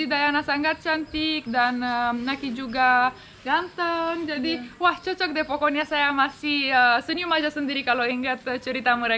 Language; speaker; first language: Indonesian; non-native, fluent; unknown